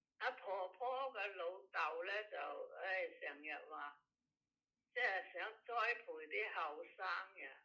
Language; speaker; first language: Cantonese; native; Cantonese